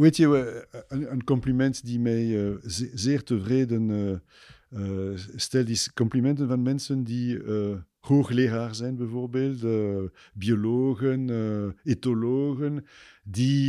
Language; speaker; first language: Dutch; non-native, fluent; French